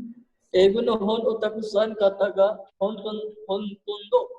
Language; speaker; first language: Japanese; non-native, fluent; Hindi